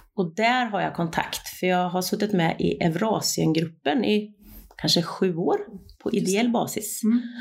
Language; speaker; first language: Swedish; native; Swedish